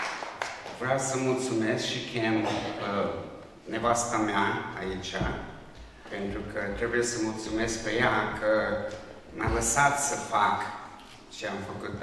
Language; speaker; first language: Romanian; non-native, local second language; Hungarian